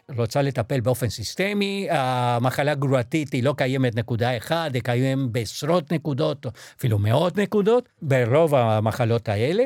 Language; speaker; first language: Hebrew; non-native, fluent; Spanish